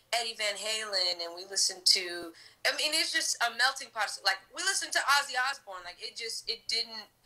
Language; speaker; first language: English; native; English